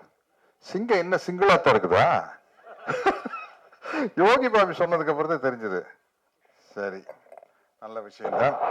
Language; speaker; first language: Tamil; native; Tamil